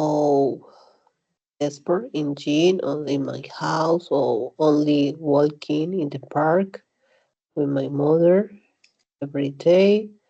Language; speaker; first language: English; non-native, learner; Spanish